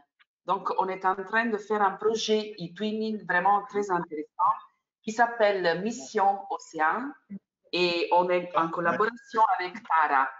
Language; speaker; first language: French; non-native, fluent; Italian